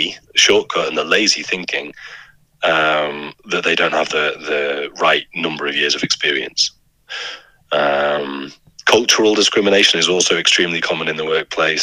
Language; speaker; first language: English; native; English